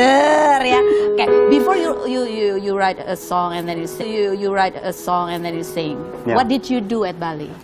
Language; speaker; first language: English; non-native, fluent; Indonesian